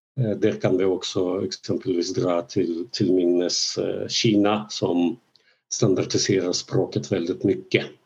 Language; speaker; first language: Swedish; non-native, fluent; Russian